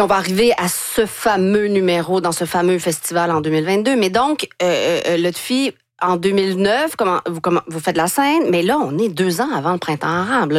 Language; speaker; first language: French; native; French